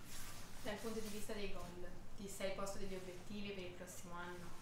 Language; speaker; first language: Italian; native; Italian